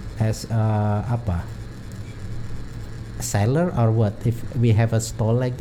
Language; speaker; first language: English; non-native, learner; Indonesian